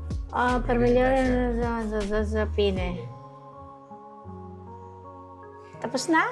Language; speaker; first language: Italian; non-native, learner; Filipino